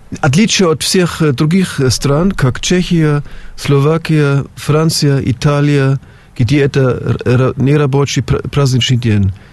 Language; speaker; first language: Russian; non-native, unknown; German